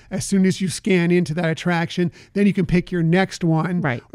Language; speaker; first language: English; native; English